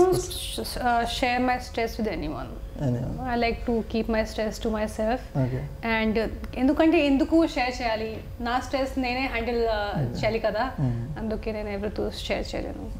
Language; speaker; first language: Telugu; non-native, local second language; Hindi